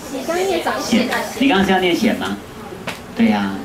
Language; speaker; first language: Chinese; native; Chinese